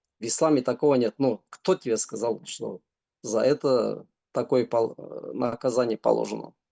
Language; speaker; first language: Russian; native; Russian